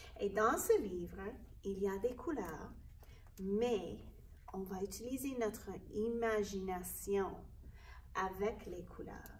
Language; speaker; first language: French; non-native, fluent; English